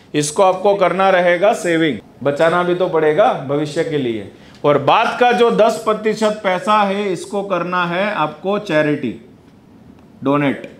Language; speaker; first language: Hindi; non-native, local second language; Gujarati